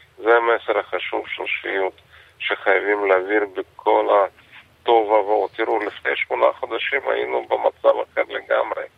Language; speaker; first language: Hebrew; non-native, fluent; Russian